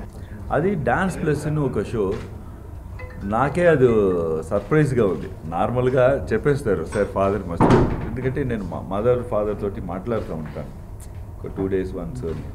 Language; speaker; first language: Telugu; non-native, learner; Tamil